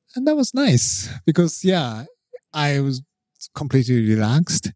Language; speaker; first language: English; non-native, fluent; Japanese